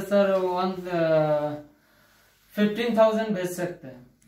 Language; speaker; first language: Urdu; non-native, local second language; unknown